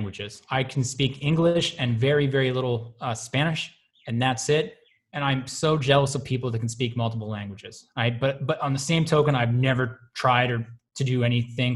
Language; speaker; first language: English; native; English